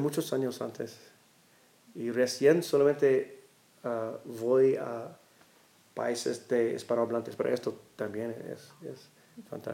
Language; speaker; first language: Spanish; non-native, learner; English